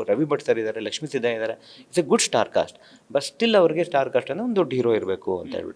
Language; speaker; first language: Kannada; native; Kannada